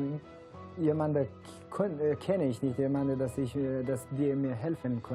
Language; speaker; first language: German; non-native, local second language; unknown